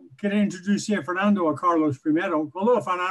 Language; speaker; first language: Spanish; non-native, learner; English